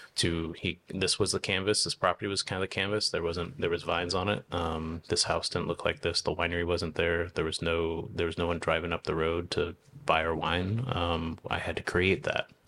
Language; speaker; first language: English; native; English